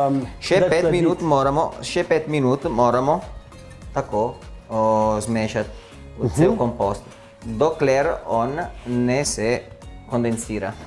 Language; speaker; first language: Slovenian; non-native, learner; Italian